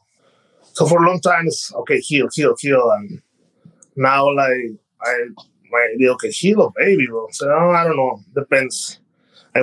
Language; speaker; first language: English; non-native, learner; Spanish